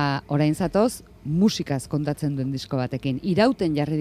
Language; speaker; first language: Basque; native; Basque